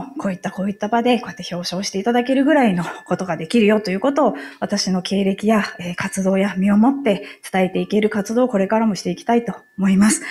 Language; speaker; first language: Japanese; native; Japanese